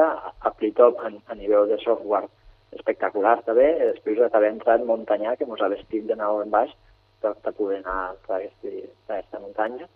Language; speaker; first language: Catalan; native; Catalan